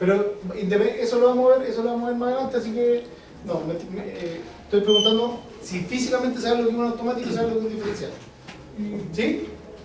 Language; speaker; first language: Spanish; native; Spanish